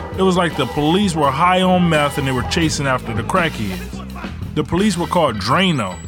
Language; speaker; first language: English; native; English